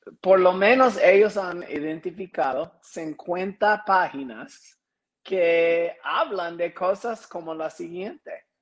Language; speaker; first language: Spanish; non-native, learner; English